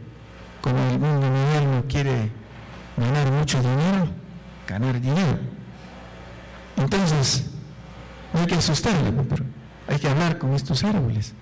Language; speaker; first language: Spanish; non-native, local second language; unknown